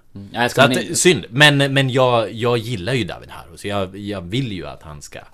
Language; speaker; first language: Swedish; native; Swedish